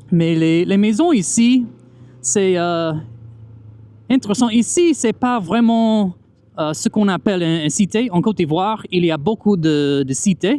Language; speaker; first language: French; non-native, fluent; English